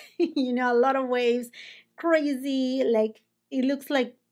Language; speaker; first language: English; non-native, fluent; Spanish